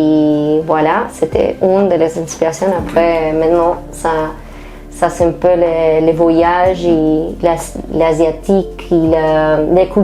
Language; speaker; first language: French; non-native, fluent; Spanish